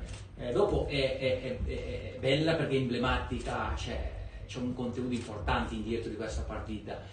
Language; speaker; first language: Italian; non-native, fluent; Portuguese